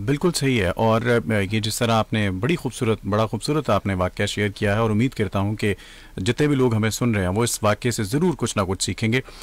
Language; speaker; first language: Urdu; native; Urdu